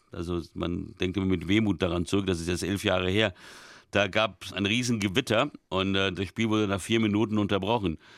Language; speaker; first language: German; early bilingual, other home language; Hungarian